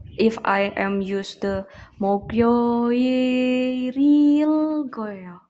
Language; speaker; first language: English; non-native, learner; Indonesian